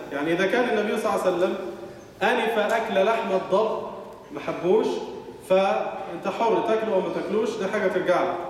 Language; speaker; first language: Arabic; native; Arabic